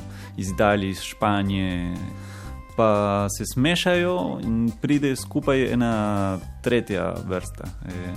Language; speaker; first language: Slovenian; non-native, learner; Spanish